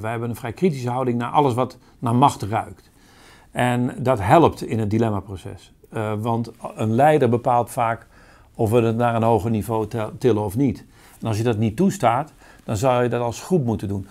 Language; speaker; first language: Dutch; native; Dutch